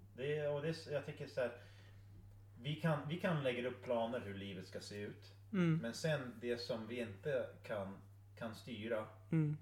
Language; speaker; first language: Swedish; non-native, fluent; English